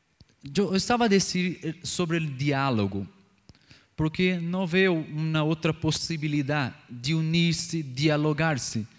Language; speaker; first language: Spanish; non-native, learner; Portuguese